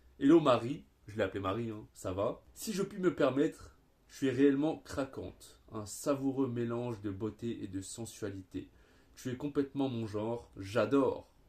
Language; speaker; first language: French; native; French